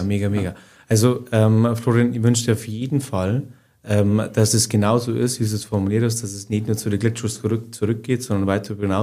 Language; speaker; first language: German; native; German